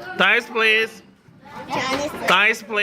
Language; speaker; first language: English; non-native, fluent; Korean